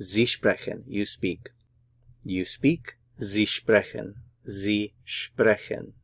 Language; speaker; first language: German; non-native, fluent; English